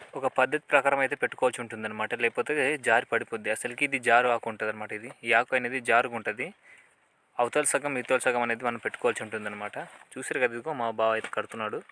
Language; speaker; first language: Telugu; native; Telugu